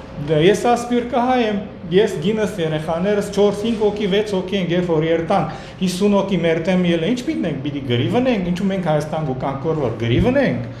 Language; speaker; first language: Armenian; early bilingual, heritage; Armenian